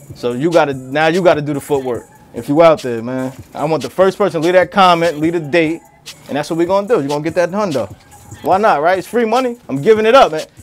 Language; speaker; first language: English; native; English